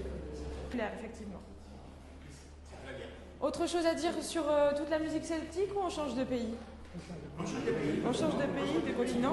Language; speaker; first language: French; native; French